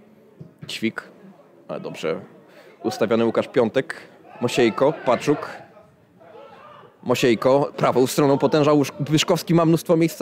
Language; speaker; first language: Polish; native; Polish